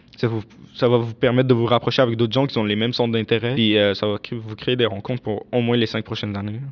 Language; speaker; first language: French; early bilingual, other home language; Arabic